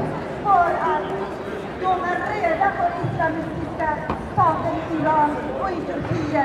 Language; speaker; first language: Swedish; non-native, fluent; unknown